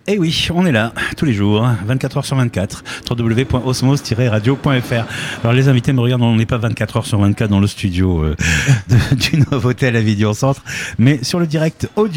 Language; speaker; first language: French; native; French